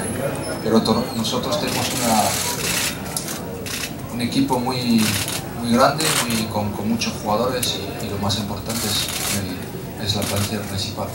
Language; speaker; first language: Spanish; non-native, fluent; French